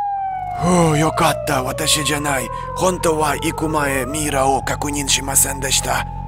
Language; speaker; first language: Japanese; non-native, learner; Russian